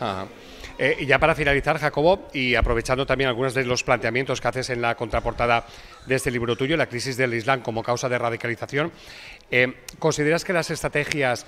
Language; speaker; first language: Spanish; non-native, local second language; Catalan